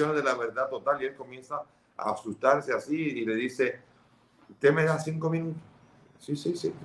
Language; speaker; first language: Spanish; early bilingual, other home language; Catalan